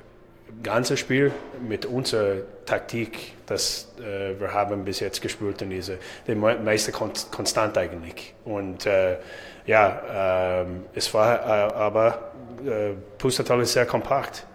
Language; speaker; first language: German; non-native, learner; English